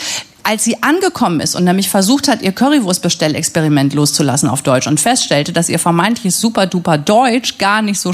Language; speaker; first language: German; native; German